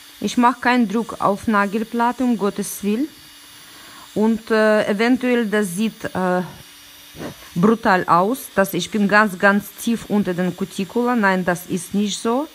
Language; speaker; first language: German; non-native, learner; Russian